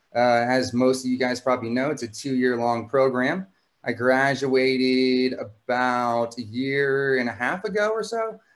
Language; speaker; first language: English; native; English